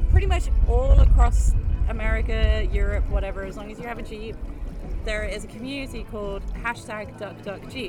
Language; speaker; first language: English; native; English